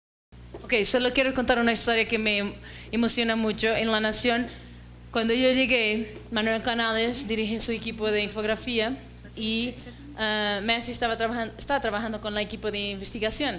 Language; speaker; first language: Spanish; non-native, fluent; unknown